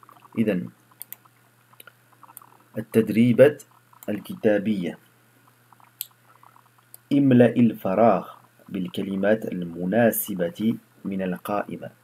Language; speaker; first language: Arabic; non-native, fluent; French